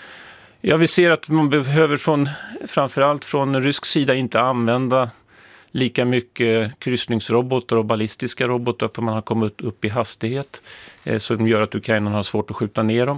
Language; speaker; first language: Swedish; native; Swedish